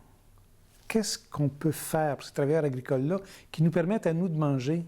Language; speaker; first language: French; native; French